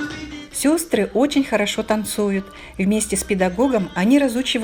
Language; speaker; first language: Russian; native; Russian